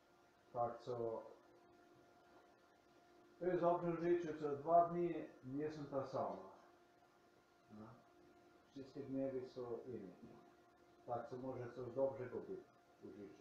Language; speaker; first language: Polish; non-native, learner; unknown